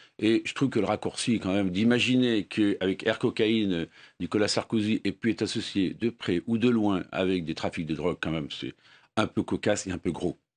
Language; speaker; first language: French; native; French